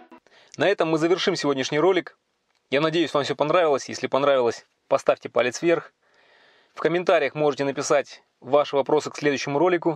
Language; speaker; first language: Russian; native; Russian